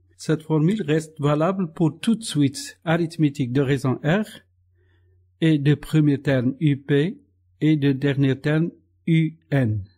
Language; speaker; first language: French; non-native, local second language; Arabic